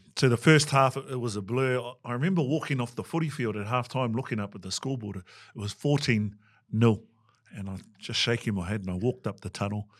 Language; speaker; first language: English; native; English